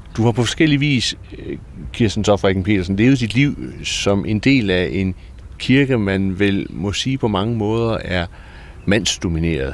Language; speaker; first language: Danish; native; Danish